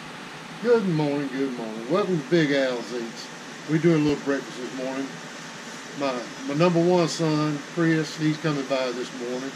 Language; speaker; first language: English; native; English